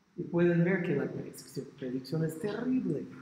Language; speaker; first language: Spanish; non-native, fluent; English